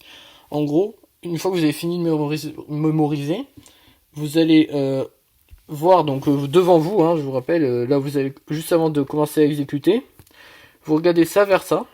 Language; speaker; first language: French; native; French